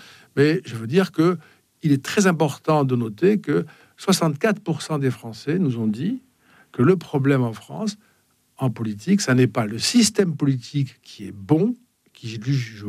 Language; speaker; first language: French; native; French